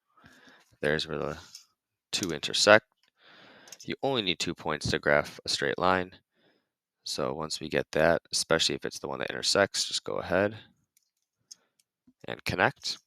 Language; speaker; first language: English; native; English